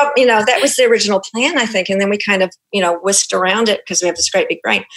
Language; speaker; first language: English; native; English